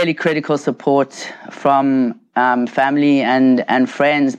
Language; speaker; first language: English; native; English